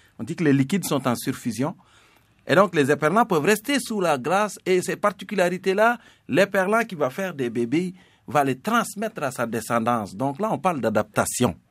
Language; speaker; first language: French; non-native, local second language; Serer